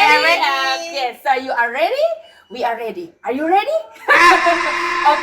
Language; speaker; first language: English; non-native, learner; Indonesian